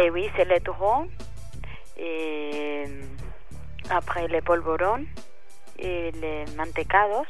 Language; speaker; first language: French; non-native, learner; Spanish